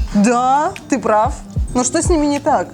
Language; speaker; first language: Russian; native; Russian